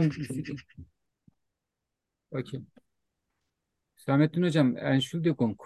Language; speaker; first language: German; non-native, learner; Turkish